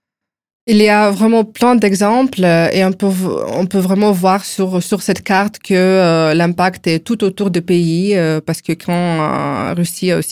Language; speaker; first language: French; non-native, fluent; Ukrainian